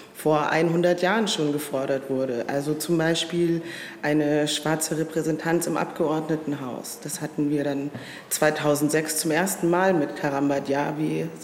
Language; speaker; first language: German; native; German